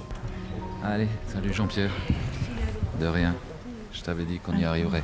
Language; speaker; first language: French; native; French